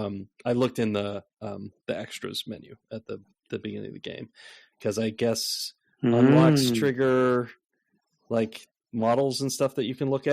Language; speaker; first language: English; native; English